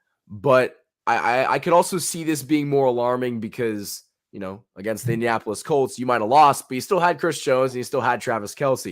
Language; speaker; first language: English; native; English